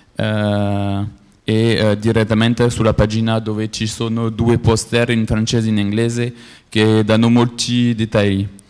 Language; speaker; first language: Italian; non-native, learner; French